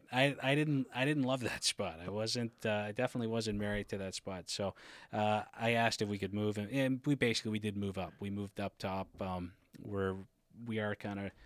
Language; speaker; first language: English; native; English